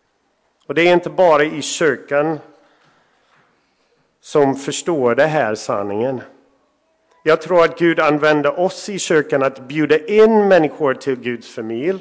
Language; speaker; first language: Swedish; non-native, fluent; English